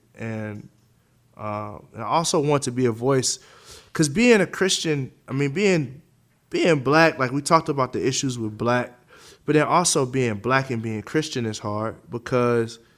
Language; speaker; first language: English; native; English